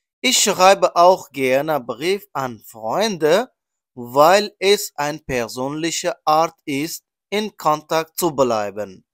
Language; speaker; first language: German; non-native, learner; Persian